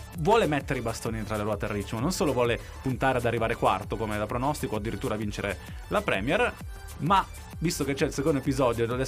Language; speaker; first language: Italian; native; Italian